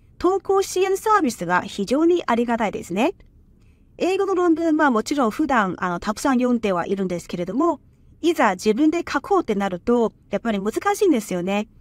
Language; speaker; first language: Japanese; non-native, fluent; Chinese